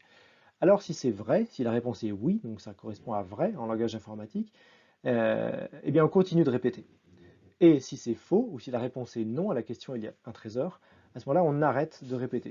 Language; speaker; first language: French; native; French